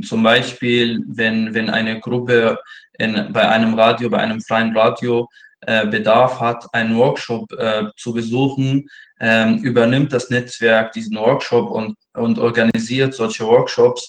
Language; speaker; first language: German; non-native, fluent; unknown